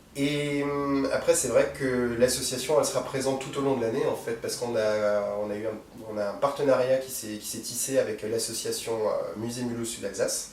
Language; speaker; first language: French; native; French